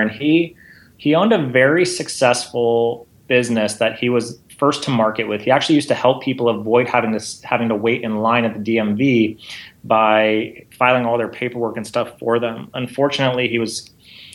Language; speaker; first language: English; native; English